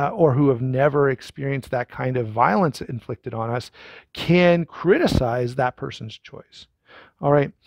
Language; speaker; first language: English; native; English